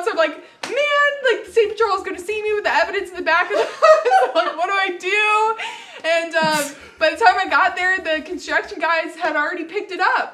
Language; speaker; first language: English; native; English